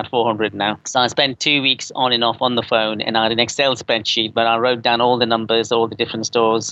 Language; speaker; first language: English; native; English